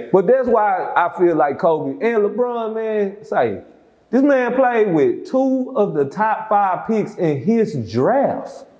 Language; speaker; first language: English; native; English